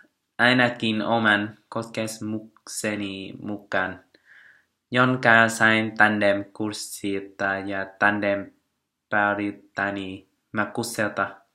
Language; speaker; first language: Finnish; non-native, learner; Vietnamese